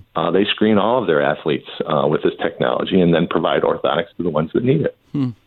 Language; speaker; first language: English; native; English